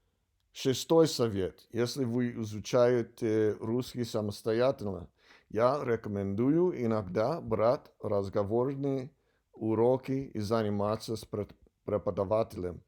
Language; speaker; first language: Russian; non-native, learner; English